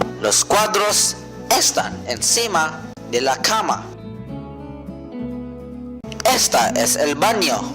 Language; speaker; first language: Spanish; non-native, learner; Cebuano